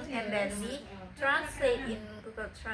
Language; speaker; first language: English; non-native, learner; Indonesian